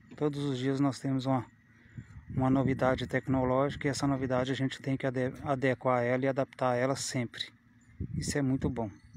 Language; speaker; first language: Portuguese; native; Portuguese